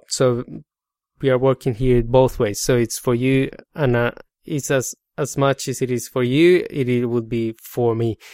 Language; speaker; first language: English; non-native, fluent; Spanish